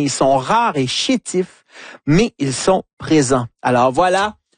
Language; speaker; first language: French; native; French